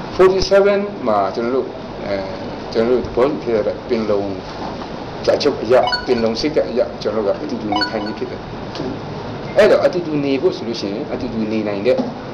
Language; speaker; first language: Burmese; non-native, local second language; Kachin